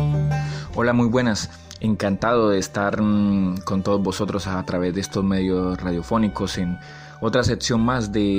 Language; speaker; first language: Spanish; native; Spanish